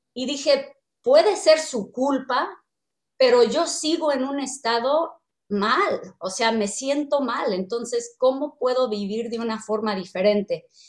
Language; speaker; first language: Spanish; non-native, fluent; English